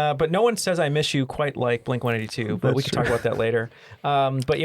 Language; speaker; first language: English; native; English